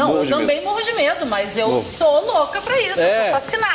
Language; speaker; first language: Portuguese; native; Portuguese